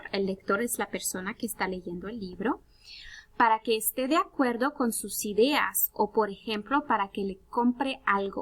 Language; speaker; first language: Spanish; early bilingual, heritage; Spanish